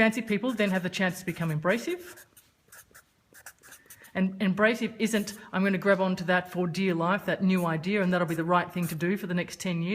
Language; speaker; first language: English; native; English